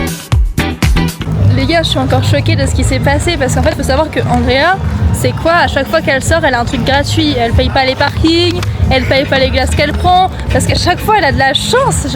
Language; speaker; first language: French; native; French